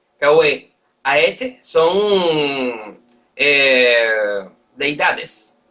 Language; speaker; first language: Portuguese; non-native, learner; Spanish